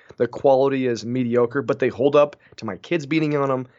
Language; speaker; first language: English; native; English